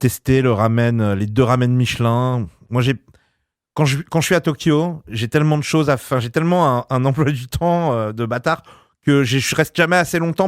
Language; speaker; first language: French; native; French